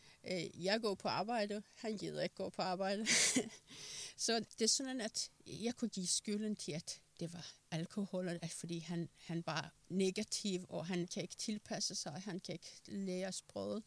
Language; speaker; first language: Danish; non-native, fluent; Persian